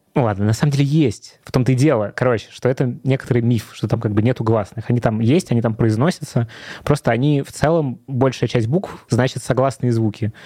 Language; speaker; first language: Russian; native; Russian